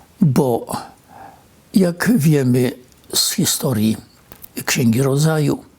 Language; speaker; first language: Polish; native; Polish